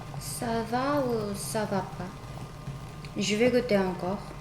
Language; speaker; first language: French; non-native, learner; Korean